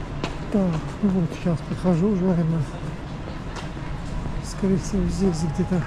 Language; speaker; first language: Russian; native; Russian